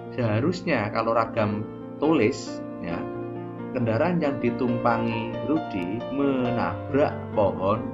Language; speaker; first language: Malay; non-native, local second language; Javanese